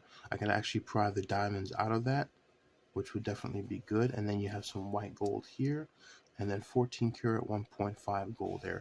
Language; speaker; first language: English; native; English